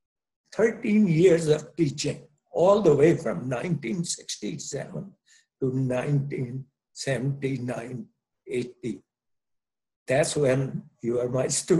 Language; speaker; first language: English; non-native, local second language; Punjabi